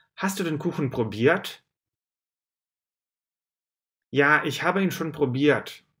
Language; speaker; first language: German; non-native, fluent; Russian